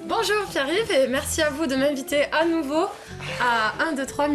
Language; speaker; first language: French; native; French